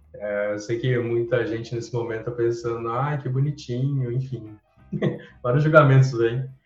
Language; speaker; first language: Portuguese; native; Portuguese